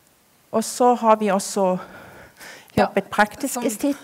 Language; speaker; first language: Norwegian; non-native, fluent; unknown